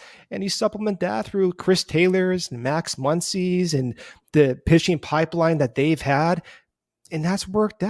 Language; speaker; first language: English; native; English